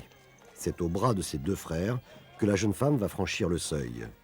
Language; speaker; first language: French; native; French